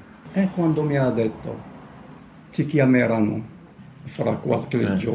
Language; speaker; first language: Italian; non-native, learner; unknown